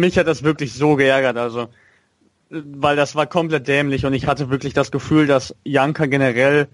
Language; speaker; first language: German; native; German